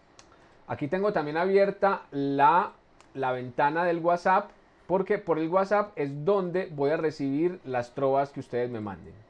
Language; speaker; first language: Spanish; native; Spanish